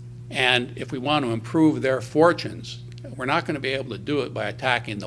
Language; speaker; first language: English; native; English